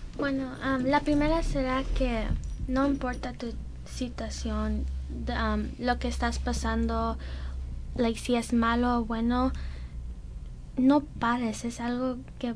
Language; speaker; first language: Spanish; early bilingual, heritage; Spanish